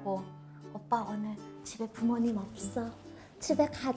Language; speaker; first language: Korean; native; Korean